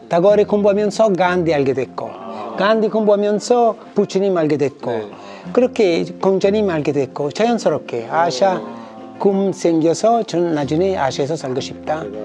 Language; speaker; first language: Korean; non-native, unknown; Italian